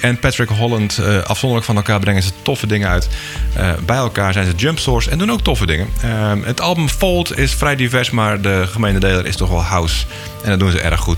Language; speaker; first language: Dutch; native; Dutch